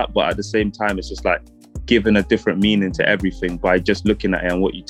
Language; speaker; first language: English; native; English